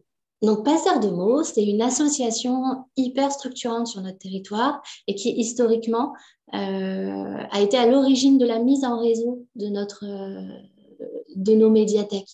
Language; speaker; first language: French; native; French